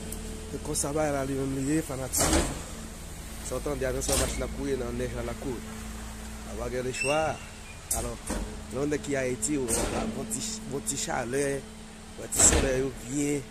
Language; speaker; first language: French; non-native, learner; Haitian Creole